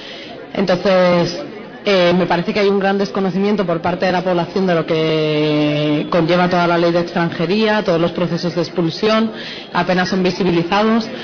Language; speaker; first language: Spanish; native; Spanish